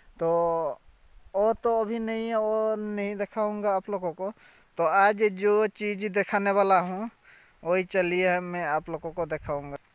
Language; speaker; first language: Hindi; non-native, local second language; Santali